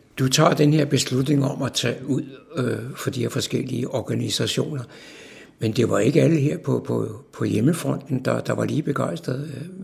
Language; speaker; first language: Danish; native; Danish